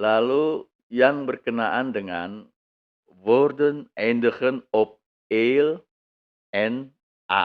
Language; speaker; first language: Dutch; non-native, fluent; Indonesian